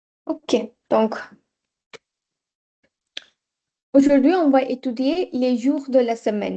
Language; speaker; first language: French; non-native, fluent; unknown